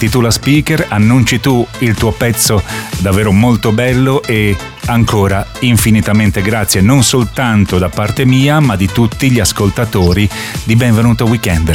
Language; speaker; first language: Italian; native; Italian